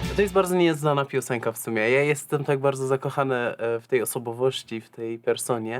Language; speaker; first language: Polish; non-native, fluent; Persian